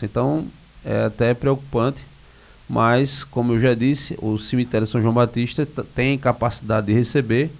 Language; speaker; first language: Portuguese; native; Portuguese